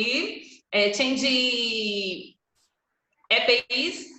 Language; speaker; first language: English; non-native, learner; Portuguese